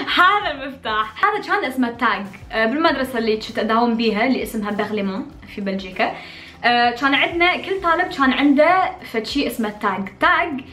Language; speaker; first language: Arabic; early bilingual, heritage; Arabic